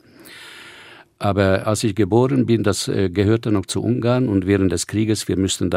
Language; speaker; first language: German; non-native, fluent; Hungarian